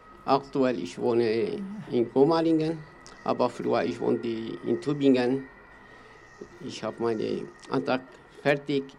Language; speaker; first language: German; non-native, learner; Kurdish